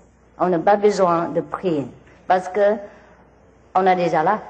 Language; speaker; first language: French; non-native, learner; Vietnamese